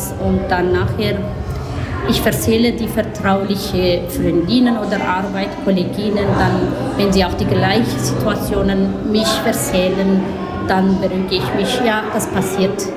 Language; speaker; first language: German; non-native, learner; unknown